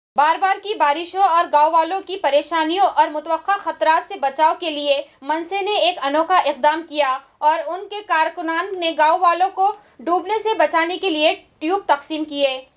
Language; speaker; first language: Urdu; native; Urdu